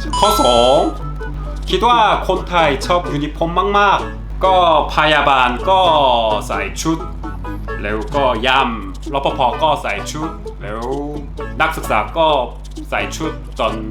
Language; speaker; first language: Thai; non-native, learner; Korean